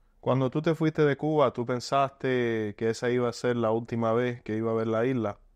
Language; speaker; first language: Spanish; early bilingual, heritage; Spanish